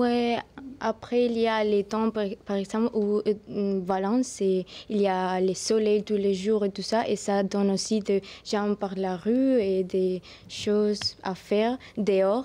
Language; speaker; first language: French; non-native, learner; Spanish